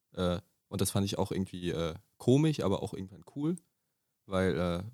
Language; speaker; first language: German; native; German